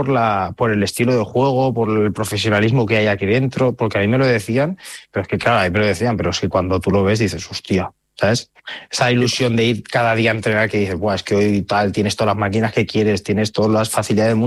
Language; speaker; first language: Spanish; native; Spanish